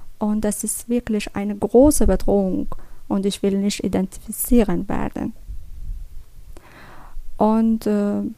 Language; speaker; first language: German; non-native, learner; Persian